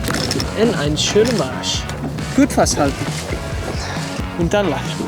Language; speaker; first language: German; non-native, learner; Dutch